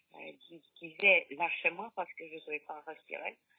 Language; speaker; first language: French; non-native, learner; Polish